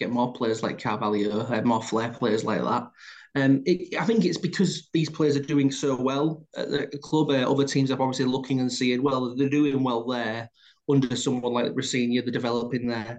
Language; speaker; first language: English; native; English